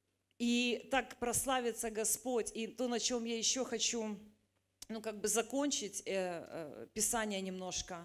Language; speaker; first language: Russian; native; Russian